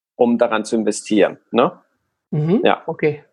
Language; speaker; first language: German; non-native, fluent; Spanish